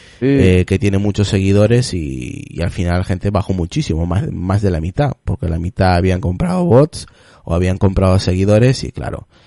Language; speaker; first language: Spanish; native; Spanish